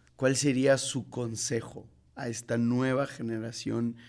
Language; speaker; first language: Spanish; native; Spanish